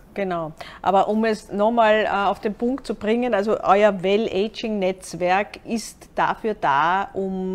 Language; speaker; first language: German; native; German